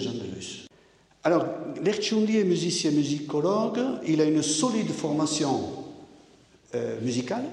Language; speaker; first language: French; native; French